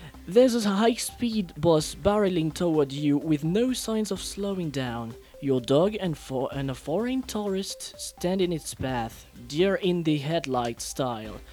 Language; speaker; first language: English; non-native, fluent; French